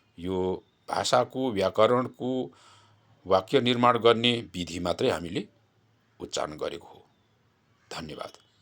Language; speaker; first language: Nepali; non-native, local second language; Limbu